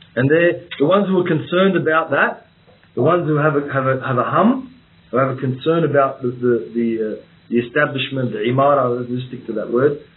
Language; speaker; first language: English; native; English